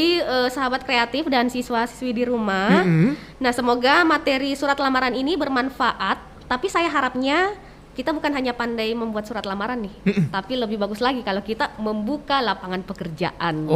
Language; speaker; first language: Indonesian; native; Indonesian